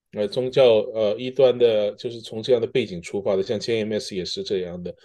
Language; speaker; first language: Chinese; early bilingual, heritage; Chinese